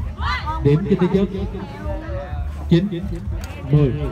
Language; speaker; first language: Vietnamese; native; Vietnamese